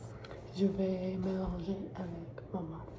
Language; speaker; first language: French; non-native, learner; English